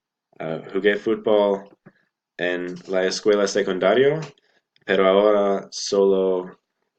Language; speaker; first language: Spanish; non-native, learner; English